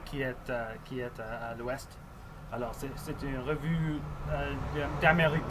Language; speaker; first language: French; non-native, local second language; English